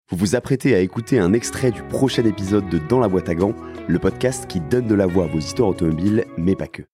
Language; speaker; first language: French; native; French